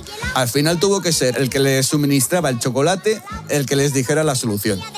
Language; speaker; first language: Spanish; native; Spanish